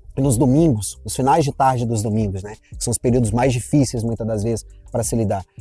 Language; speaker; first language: Portuguese; native; Portuguese